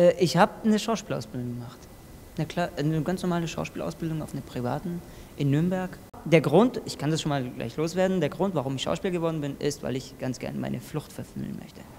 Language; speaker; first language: German; early bilingual, other home language; Kurdish